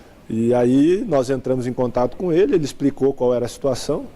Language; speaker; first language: Portuguese; native; Portuguese